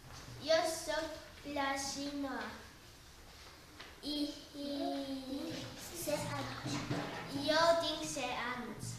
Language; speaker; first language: Catalan; non-native, learner; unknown